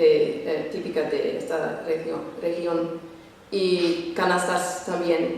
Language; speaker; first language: Spanish; non-native, fluent; English